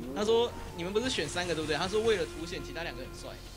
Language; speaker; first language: Chinese; native; Chinese